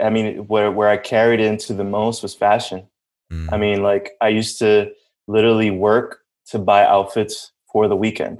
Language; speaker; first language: English; early bilingual, other home language; Spanish